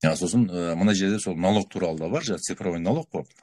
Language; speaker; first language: Russian; non-native, local second language; Kazakh